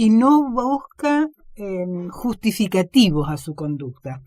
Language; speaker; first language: Spanish; native; Spanish